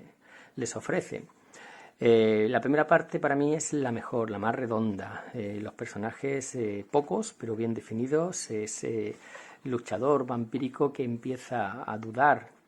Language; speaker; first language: Spanish; native; Spanish